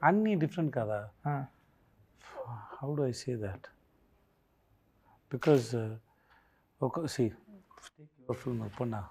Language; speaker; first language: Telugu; non-native, learner; Tamil